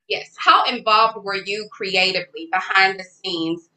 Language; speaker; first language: English; native; English